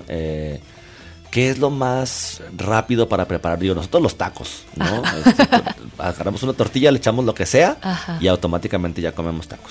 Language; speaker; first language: Spanish; native; Spanish